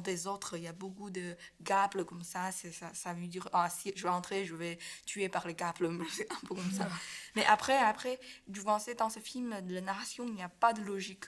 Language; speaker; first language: French; non-native, learner; Chinese